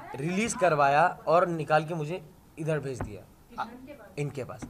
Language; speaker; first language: Hindi; native; Hindi